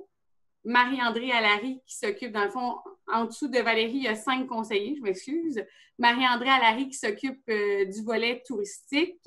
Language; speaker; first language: French; native; French